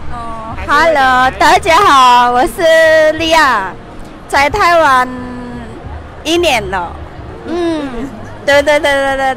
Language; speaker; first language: Chinese; non-native, learner; Indonesian